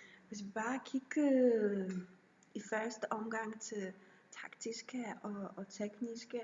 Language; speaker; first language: Danish; non-native, learner; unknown